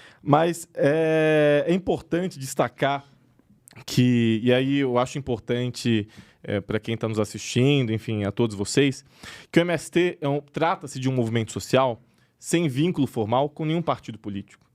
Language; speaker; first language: Portuguese; native; Portuguese